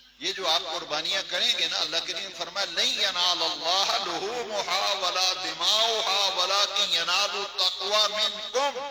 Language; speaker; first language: Urdu; non-native, local second language; Punjabi